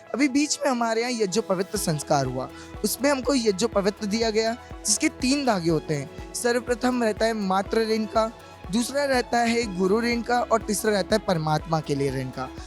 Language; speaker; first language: Hindi; native; Hindi